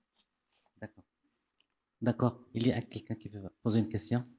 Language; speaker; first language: French; non-native, local second language; Arabic